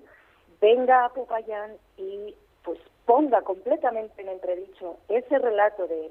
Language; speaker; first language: Spanish; native; Spanish